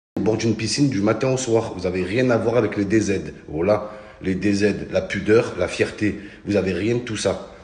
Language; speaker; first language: French; early bilingual, other home language; Arabic